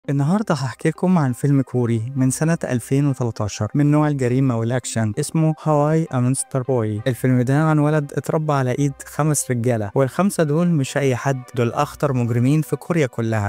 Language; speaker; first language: Arabic; native; Arabic